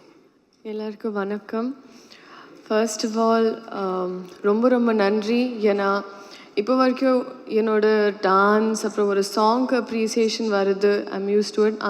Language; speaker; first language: Tamil; non-native, learner; Telugu